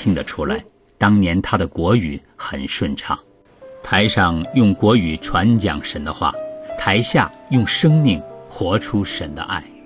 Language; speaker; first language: Chinese; native; Chinese